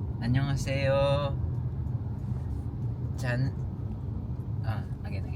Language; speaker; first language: Korean; non-native, learner; Cebuano